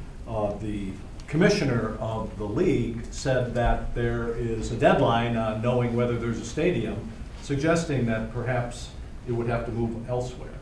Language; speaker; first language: English; native; English